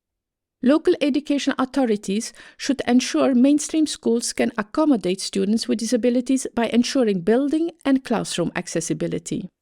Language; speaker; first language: English; non-native, fluent; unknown